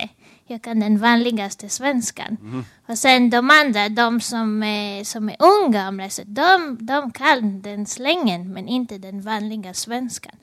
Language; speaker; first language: Swedish; non-native, fluent; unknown